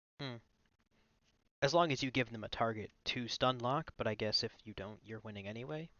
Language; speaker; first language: English; native; English